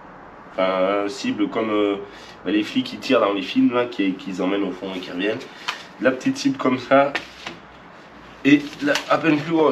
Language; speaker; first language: French; native; French